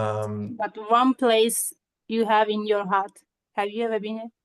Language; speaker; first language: English; non-native, learner; Azerbaijani